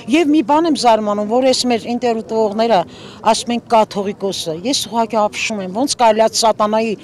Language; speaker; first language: Armenian; native; Armenian